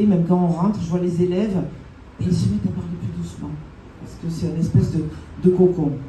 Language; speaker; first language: French; native; French